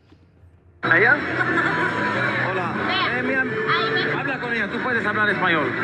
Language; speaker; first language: Spanish; non-native, learner; Portuguese